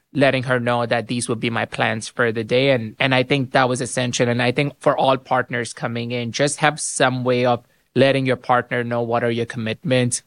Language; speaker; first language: English; non-native, local second language; Urdu